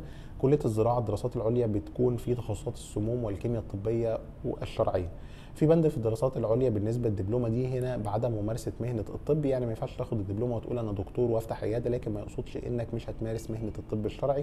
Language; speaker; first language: Arabic; native; Arabic